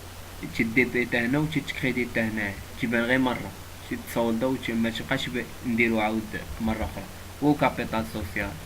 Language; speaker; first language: Arabic; native; Arabic